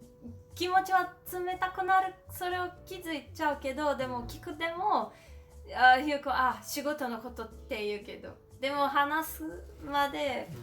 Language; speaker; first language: Japanese; non-native, learner; Portuguese